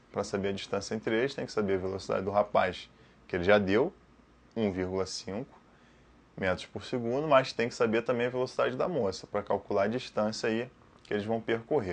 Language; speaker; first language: Portuguese; native; Portuguese